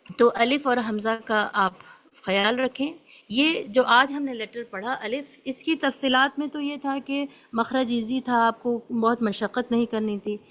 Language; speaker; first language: Urdu; native; Urdu